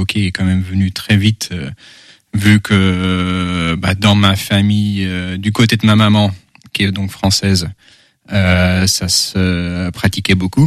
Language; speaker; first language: French; early bilingual, heritage; Dutch